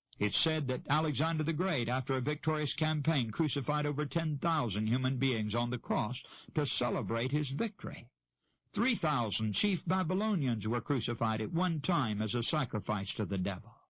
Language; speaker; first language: English; native; English